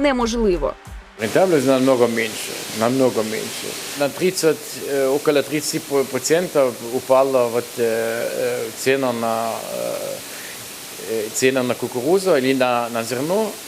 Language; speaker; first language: Russian; non-native, learner; German